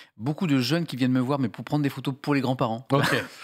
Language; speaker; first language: French; native; French